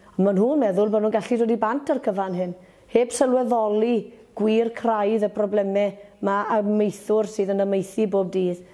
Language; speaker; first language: Welsh; native; Welsh